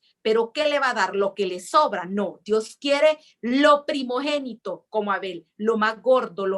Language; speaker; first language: Spanish; native; Spanish